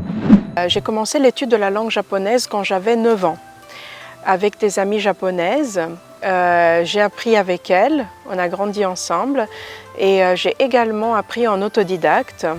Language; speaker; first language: French; early bilingual, other home language; Romanian